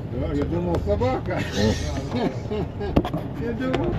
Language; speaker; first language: Russian; non-native, local second language; Latvian